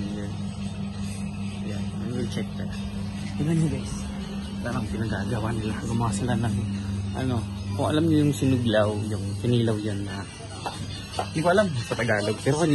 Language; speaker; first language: Filipino; non-native, local second language; Cebuano